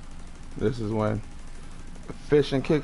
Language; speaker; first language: English; native; English